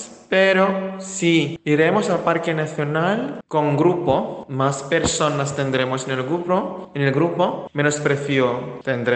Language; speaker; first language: Spanish; non-native, fluent; Indonesian